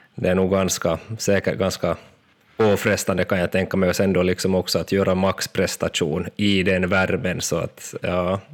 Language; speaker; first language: Swedish; native; Swedish